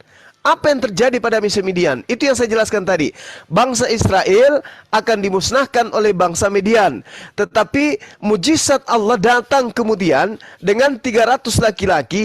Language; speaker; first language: Indonesian; native; Indonesian